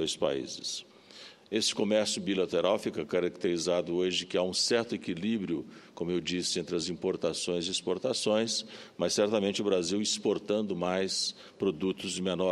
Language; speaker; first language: Portuguese; native; Portuguese